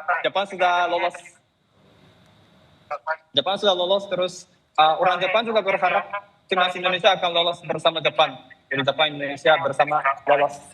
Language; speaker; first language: Indonesian; non-native, fluent; Japanese